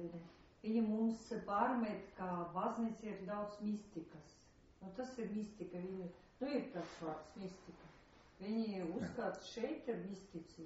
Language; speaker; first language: Latvian; non-native, local second language; Russian